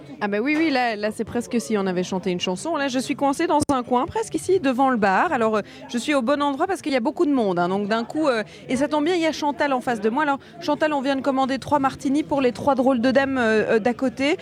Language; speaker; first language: French; native; French